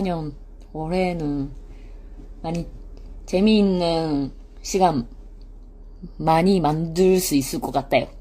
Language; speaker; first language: Korean; non-native, fluent; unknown